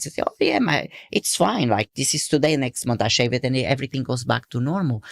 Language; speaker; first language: English; non-native, fluent; Portuguese